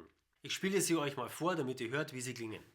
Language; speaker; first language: German; native; German